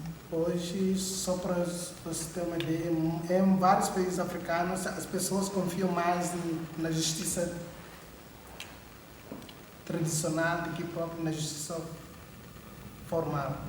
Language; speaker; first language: Portuguese; non-native, local second language; Upper Guinea Crioulo